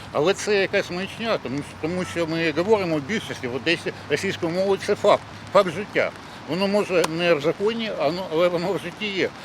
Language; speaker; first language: Ukrainian; non-native, local second language; Russian